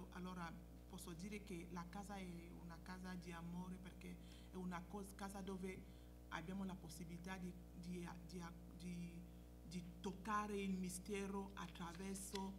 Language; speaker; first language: Italian; non-native, fluent; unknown